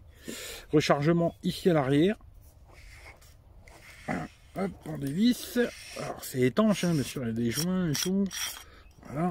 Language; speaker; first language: French; native; French